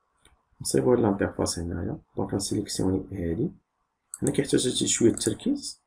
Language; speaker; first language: Arabic; native; Arabic